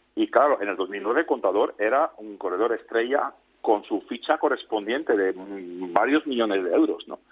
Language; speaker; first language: Spanish; non-native, fluent; Dutch